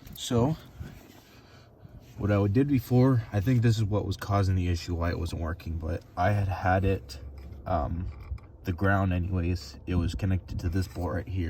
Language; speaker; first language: English; native; English